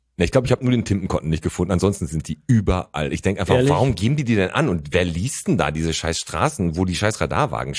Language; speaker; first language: German; native; German